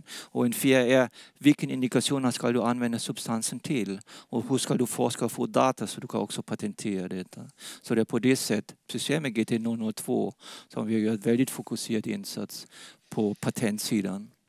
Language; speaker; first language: Swedish; non-native, fluent; Danish